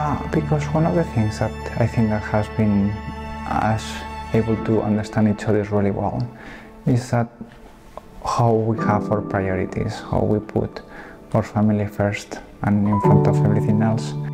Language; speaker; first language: English; non-native, fluent; Spanish